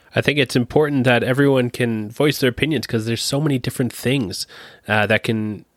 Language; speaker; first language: English; native; English